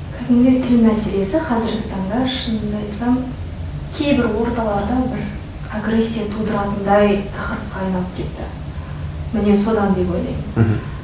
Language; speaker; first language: Kazakh; non-native, local second language; Russian